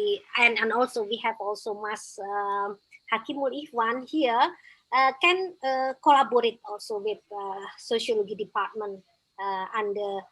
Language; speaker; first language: English; non-native, fluent; Indonesian